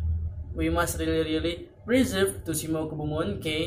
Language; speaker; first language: English; non-native, learner; Indonesian